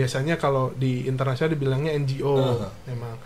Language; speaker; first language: Indonesian; native; Indonesian